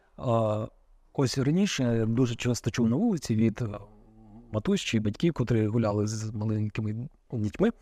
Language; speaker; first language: Ukrainian; native; Ukrainian